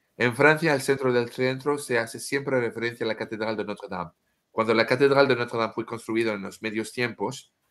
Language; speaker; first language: Spanish; non-native, fluent; French